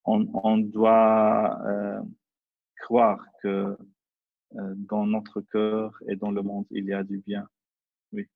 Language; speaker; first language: French; non-native, fluent; Arabic